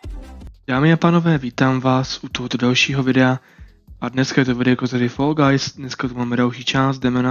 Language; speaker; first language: Czech; native; Czech